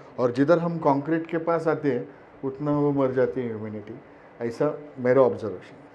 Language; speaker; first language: Hindi; non-native, local second language; Marathi